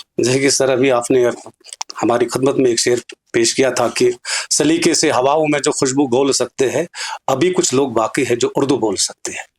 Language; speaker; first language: Urdu; non-native, local second language; Kashmiri